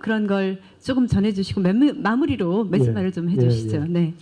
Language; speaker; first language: Korean; native; Korean